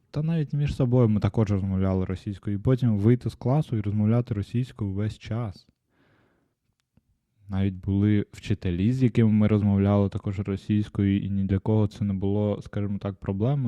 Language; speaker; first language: Ukrainian; non-native, local second language; Russian